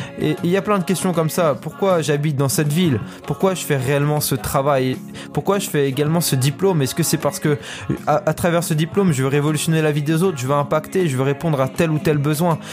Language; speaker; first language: French; native; French